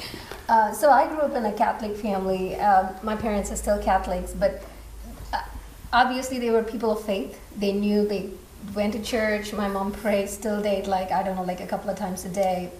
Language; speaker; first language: English; non-native, local second language; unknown